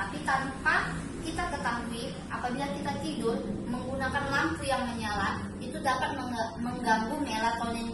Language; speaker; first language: Indonesian; native; Indonesian